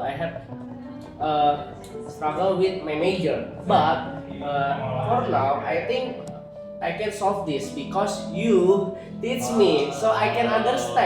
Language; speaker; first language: English; non-native, learner; Indonesian